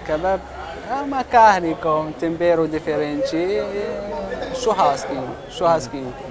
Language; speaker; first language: Portuguese; non-native, local second language; Arabic